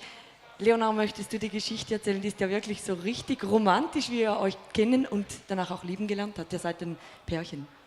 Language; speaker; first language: German; native; German